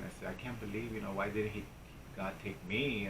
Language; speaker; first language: English; native; English